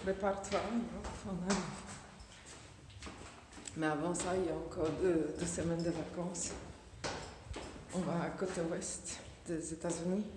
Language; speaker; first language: French; non-native, fluent; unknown